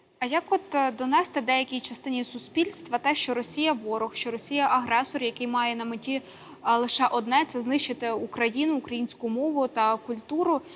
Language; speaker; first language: Ukrainian; native; Ukrainian